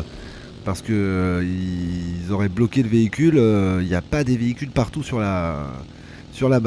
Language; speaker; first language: French; native; French